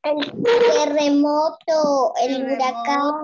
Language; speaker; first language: Spanish; native; Spanish